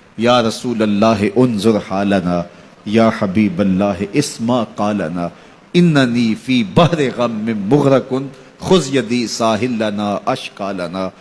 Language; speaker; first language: Urdu; non-native, local second language; Punjabi